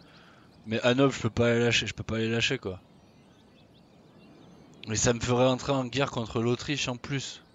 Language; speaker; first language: French; native; French